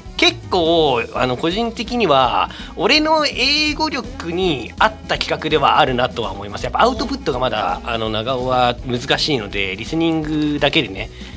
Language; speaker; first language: Japanese; native; Japanese